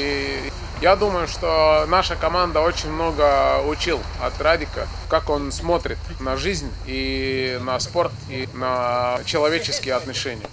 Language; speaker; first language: Russian; non-native, fluent; Estonian